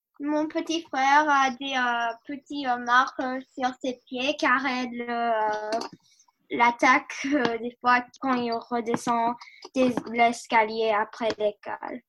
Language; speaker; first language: French; non-native, learner; English